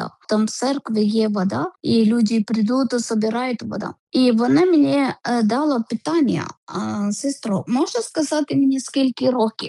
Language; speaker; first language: Ukrainian; non-native, learner; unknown